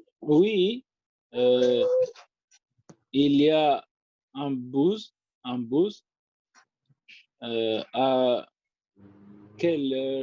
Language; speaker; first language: French; non-native, learner; Albanian